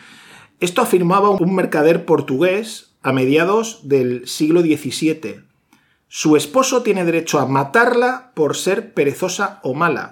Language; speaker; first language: Spanish; native; Spanish